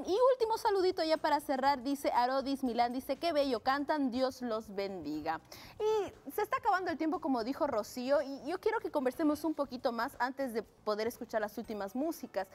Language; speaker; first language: Spanish; native; Spanish